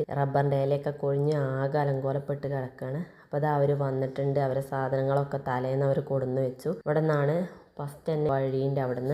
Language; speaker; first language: Malayalam; native; Malayalam